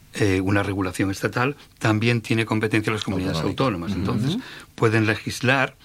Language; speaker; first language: Spanish; native; Spanish